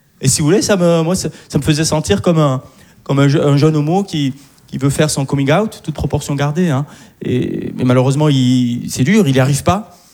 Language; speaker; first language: French; early bilingual, other home language; Arabic